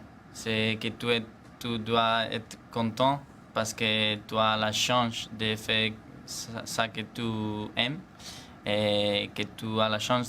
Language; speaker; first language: French; non-native, learner; Spanish